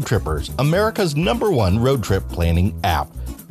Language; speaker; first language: English; native; English